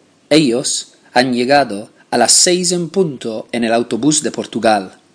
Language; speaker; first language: Spanish; non-native, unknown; English